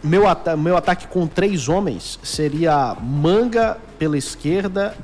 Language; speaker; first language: Portuguese; native; Portuguese